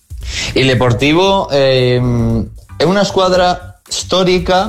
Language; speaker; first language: Italian; non-native, fluent; Spanish